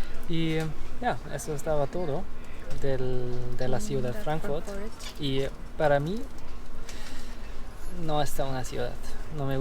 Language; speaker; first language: Spanish; non-native, learner; German